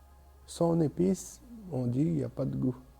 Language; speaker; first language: French; non-native, learner; Bangla